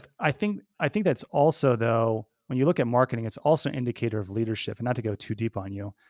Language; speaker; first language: English; native; English